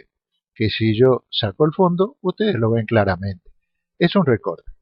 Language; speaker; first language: Spanish; native; Spanish